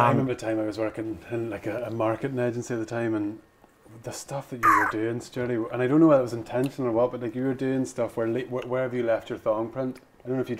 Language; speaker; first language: English; native; English